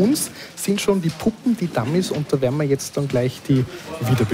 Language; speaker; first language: German; native; German